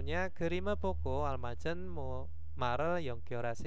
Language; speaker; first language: Korean; non-native, learner; Indonesian